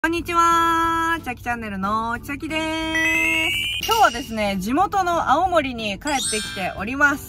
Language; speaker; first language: Japanese; native; Japanese